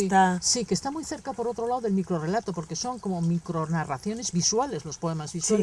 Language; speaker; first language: Spanish; native; Spanish